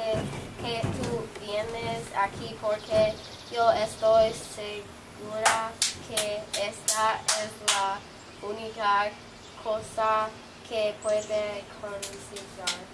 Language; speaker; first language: Spanish; non-native, learner; English